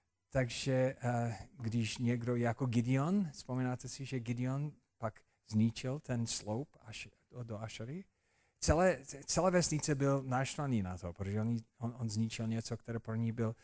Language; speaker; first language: Czech; non-native, fluent; English